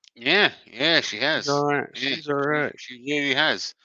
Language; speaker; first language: English; native; English